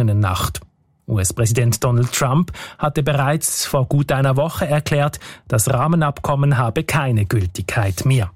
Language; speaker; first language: German; native; German